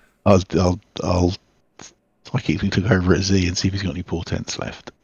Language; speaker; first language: English; native; English